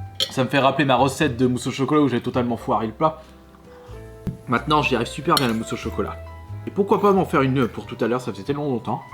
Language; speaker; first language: French; native; French